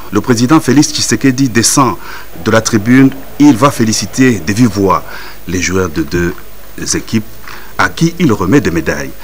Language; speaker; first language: French; non-native, local second language; Lingala